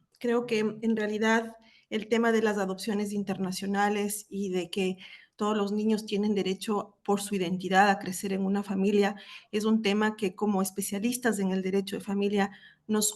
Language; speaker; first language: Spanish; native; Spanish